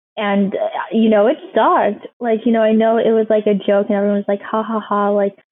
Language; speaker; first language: English; native; English